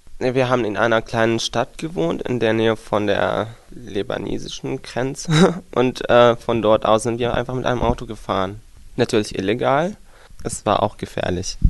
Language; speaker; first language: German; non-native, fluent; Arabic